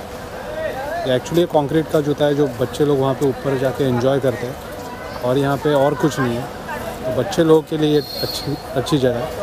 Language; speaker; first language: Hindi; non-native, local second language; Marathi